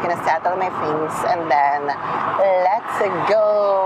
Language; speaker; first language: English; non-native, local second language; Filipino